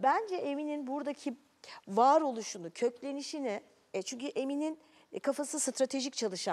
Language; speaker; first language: Turkish; native; Turkish